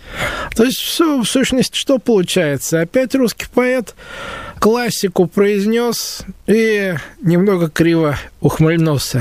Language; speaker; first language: Russian; native; Russian